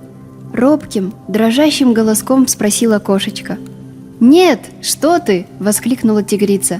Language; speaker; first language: Russian; native; Russian